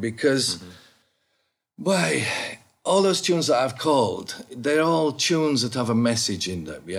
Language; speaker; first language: English; native; English